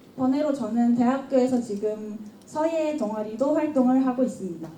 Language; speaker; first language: Korean; native; Korean